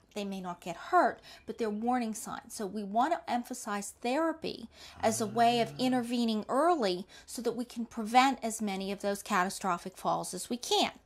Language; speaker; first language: English; native; English